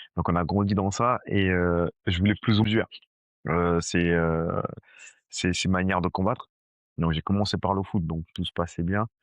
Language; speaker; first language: French; early bilingual, other home language; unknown